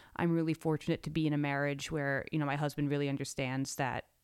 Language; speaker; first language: English; native; English